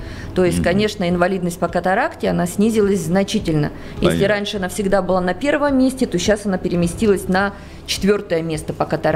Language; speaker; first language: Russian; native; Russian